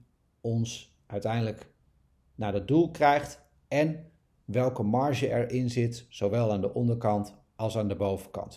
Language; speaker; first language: Dutch; native; Dutch